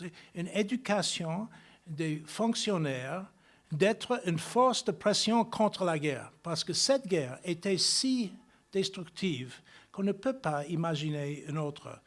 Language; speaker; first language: French; non-native, fluent; English